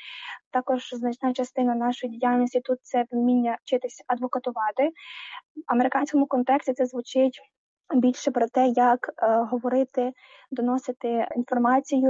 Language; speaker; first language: Ukrainian; native; Ukrainian